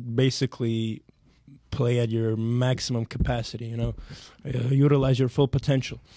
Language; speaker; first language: English; non-native, fluent; Serbian